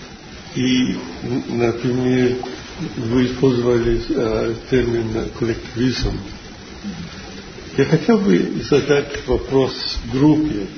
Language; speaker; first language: Russian; non-native, fluent; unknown